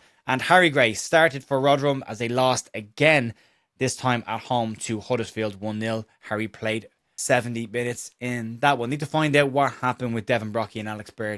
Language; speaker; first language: English; native; English